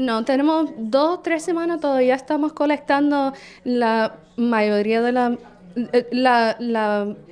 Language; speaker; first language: Spanish; early bilingual, heritage; Spanish